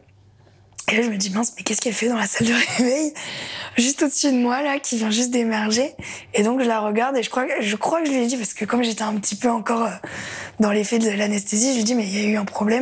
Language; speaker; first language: French; native; French